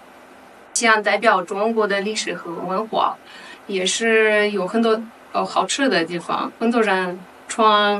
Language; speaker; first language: Chinese; non-native, fluent; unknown